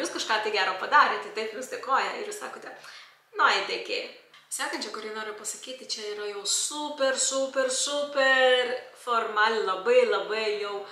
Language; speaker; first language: Lithuanian; non-native, local second language; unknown